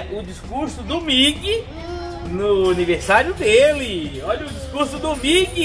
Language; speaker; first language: Portuguese; native; Portuguese